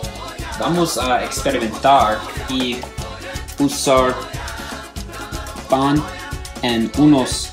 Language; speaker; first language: Spanish; non-native, learner; English